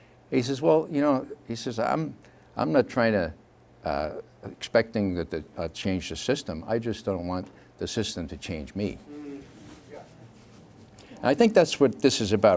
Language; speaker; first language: English; native; English